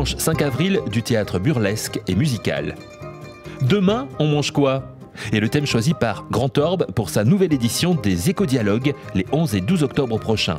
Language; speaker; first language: French; native; French